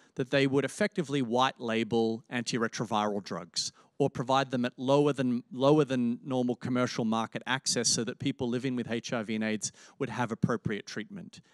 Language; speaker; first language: English; native; English